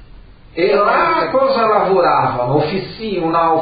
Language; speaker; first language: Italian; early bilingual, heritage; Italian